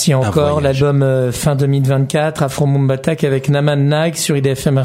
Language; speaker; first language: French; native; French